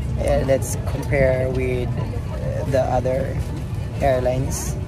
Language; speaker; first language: English; non-native, learner; Filipino